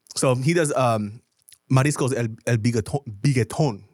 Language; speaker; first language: English; early bilingual, other home language; Korean